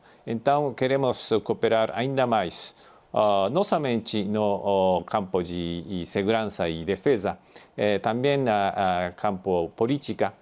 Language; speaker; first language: Portuguese; non-native, fluent; Japanese